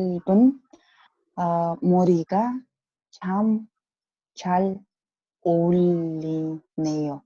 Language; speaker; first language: Korean; non-native, learner; Kazakh